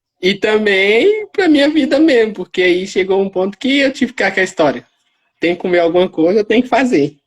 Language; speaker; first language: Portuguese; native; Portuguese